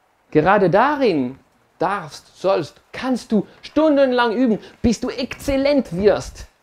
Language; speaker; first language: German; non-native, fluent; French